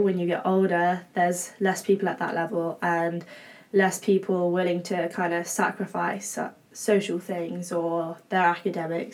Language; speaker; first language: English; native; English